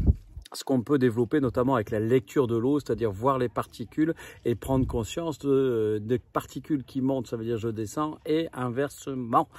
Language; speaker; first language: French; native; French